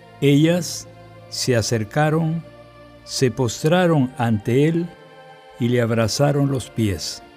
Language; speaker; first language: Spanish; native; Spanish